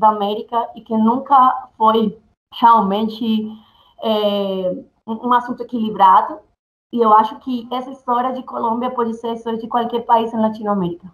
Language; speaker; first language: Portuguese; non-native, fluent; Spanish